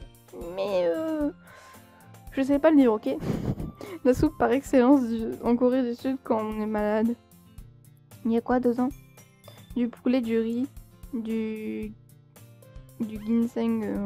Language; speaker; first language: French; native; French